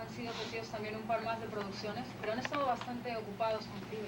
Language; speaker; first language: Spanish; native; Spanish